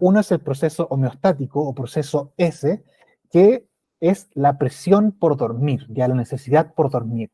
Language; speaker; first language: Spanish; native; Spanish